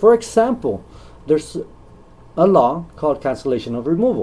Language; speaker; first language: English; native; English